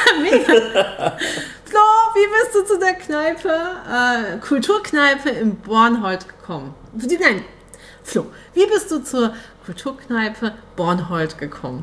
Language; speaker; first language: German; native; German